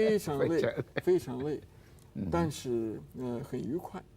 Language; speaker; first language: Chinese; non-native, fluent; Russian